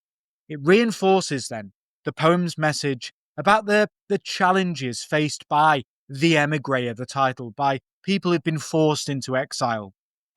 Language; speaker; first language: English; native; English